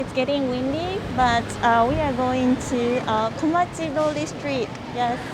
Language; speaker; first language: English; non-native, fluent; Japanese